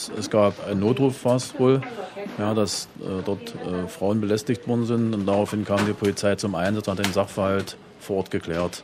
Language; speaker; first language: German; native; German